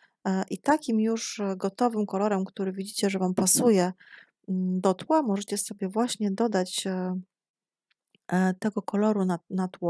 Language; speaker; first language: Polish; native; Polish